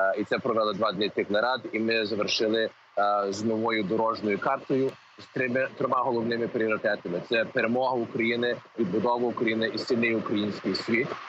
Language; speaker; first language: Ukrainian; early bilingual, heritage; Ukrainian